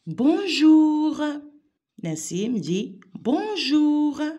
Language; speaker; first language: French; non-native, local second language; Arabic